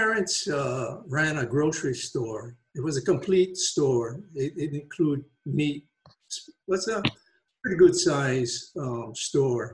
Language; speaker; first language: English; native; English